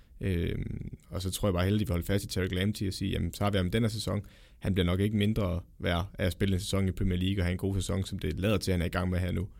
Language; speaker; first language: Danish; native; Danish